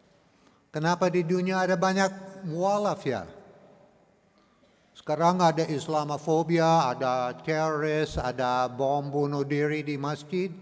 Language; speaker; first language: Indonesian; non-native, learner; English